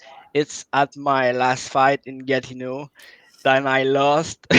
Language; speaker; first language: English; non-native, local second language; French